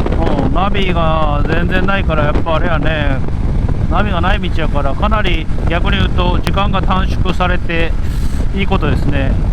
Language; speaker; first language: Japanese; native; Japanese